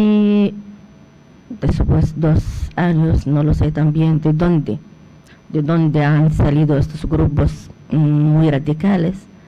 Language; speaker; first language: Spanish; non-native, fluent; Arabic